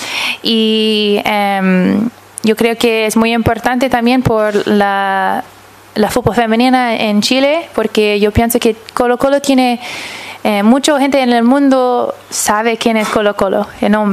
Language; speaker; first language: Spanish; early bilingual, heritage; English